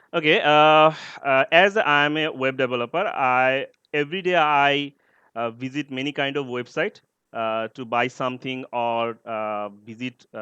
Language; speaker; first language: English; non-native, learner; Bangla